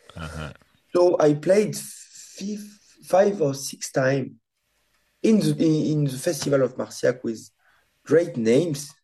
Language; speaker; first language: English; non-native, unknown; French